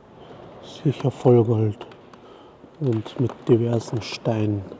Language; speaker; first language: German; non-native, fluent; Mongolian